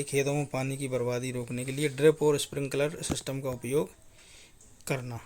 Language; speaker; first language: Hindi; native; Hindi